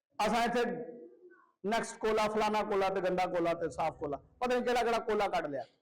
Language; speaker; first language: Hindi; non-native, local second language; Punjabi